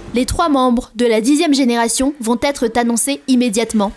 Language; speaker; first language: French; native; French